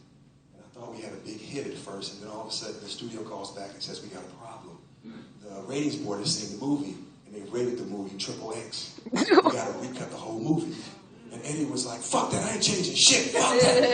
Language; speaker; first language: English; native; English